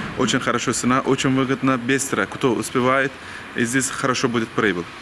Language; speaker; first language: Russian; non-native, learner; Turkish